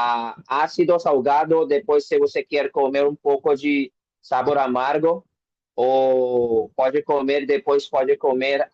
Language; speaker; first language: Portuguese; non-native, learner; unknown